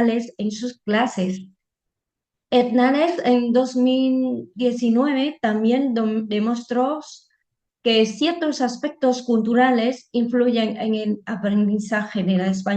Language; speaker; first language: Spanish; non-native, fluent; Vietnamese